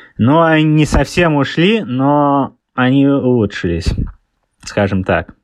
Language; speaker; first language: Russian; early bilingual, heritage; Russian